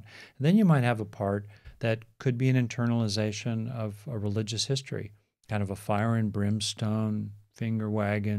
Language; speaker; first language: English; native; English